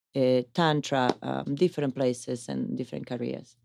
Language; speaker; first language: English; non-native, fluent; Italian